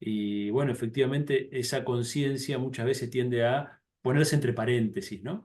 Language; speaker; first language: Spanish; native; Spanish